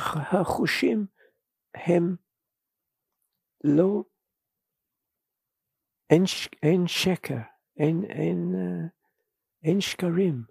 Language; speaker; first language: Hebrew; non-native, fluent; English